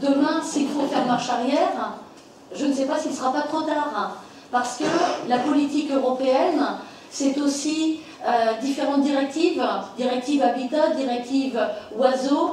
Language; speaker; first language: French; native; French